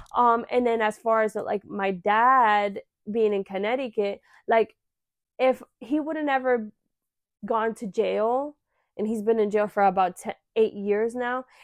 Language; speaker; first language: English; early bilingual, other home language; Spanish